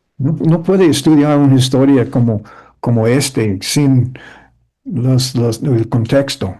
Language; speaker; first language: Spanish; early bilingual, heritage; English